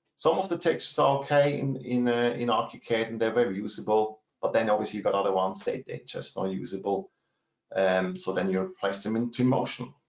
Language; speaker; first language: English; non-native, fluent; German